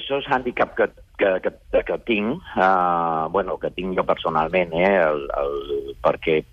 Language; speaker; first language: Catalan; non-native, fluent; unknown